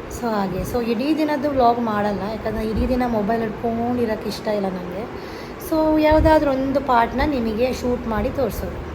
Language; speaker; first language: Kannada; non-native, local second language; Tulu